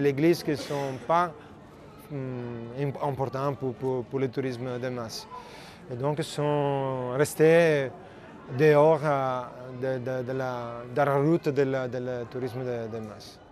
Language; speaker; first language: French; non-native, learner; Italian